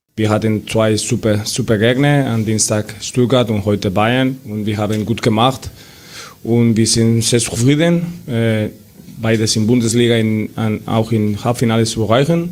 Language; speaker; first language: German; non-native, learner; Spanish